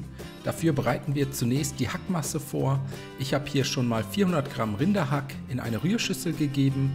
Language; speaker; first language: German; native; German